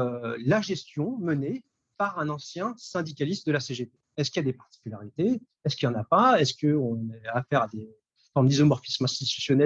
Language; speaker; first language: French; native; French